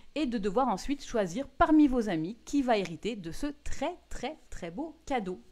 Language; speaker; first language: French; native; French